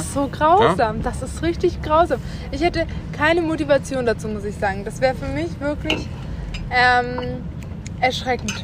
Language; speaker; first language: German; native; German